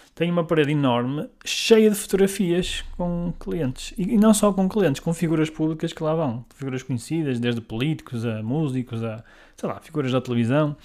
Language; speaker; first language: Portuguese; native; Portuguese